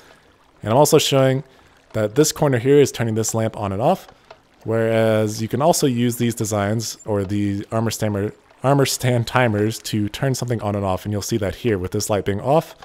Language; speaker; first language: English; native; English